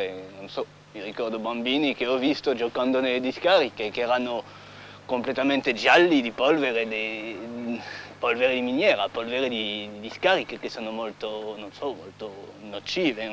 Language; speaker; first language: Italian; non-native, fluent; French